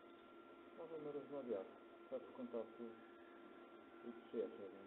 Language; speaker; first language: Polish; non-native, learner; Croatian